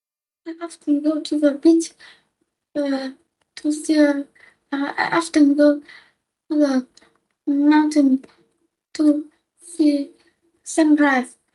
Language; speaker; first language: English; non-native, learner; Vietnamese